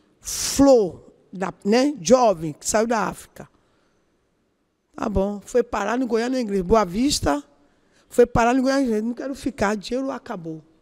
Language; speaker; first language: Portuguese; non-native, learner; Yoruba